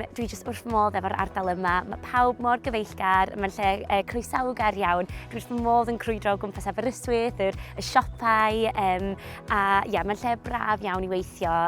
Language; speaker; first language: Welsh; non-native, local second language; English